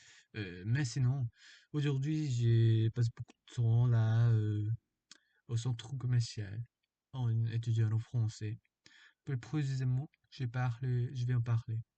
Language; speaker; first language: French; non-native, fluent; Korean